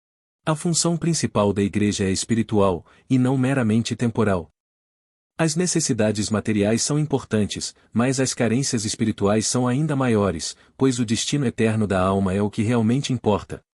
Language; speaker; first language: Portuguese; native; Portuguese